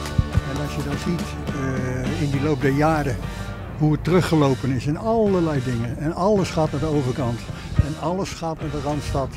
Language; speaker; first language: Dutch; native; Dutch